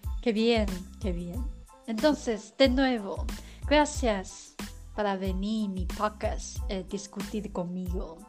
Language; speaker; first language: Spanish; non-native, learner; Chinese